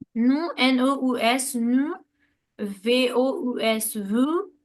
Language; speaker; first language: French; non-native, learner; Nepali